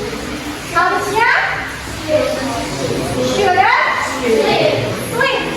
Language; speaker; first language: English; non-native, fluent; Indonesian